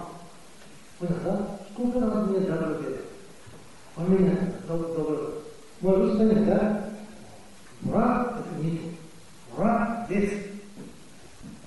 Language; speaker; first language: Russian; non-native, learner; Tibetan